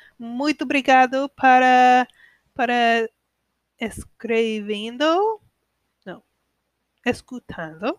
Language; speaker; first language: Portuguese; non-native, learner; English